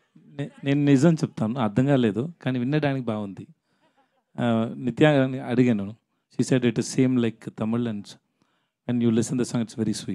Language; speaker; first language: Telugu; non-native, learner; Tamil